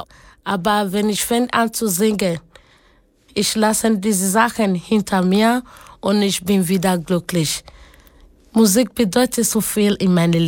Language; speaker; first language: German; non-native, learner; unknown